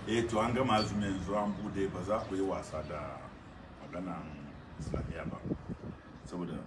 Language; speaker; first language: Hausa; non-native, local second language; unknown